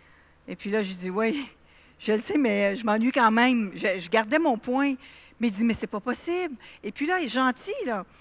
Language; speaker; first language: French; native; French